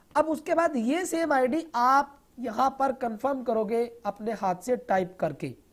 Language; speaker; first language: Hindi; non-native, local second language; Punjabi